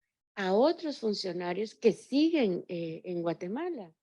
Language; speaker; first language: Spanish; native; Spanish